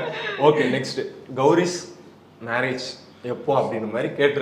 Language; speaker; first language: Tamil; native; Tamil